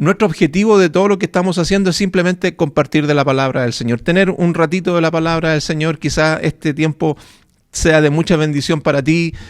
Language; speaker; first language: Spanish; native; Spanish